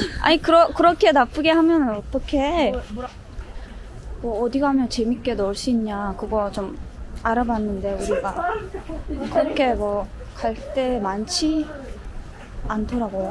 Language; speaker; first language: Korean; non-native, fluent; Turkmen